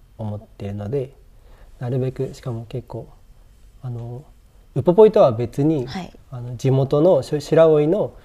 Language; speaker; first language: Japanese; native; Japanese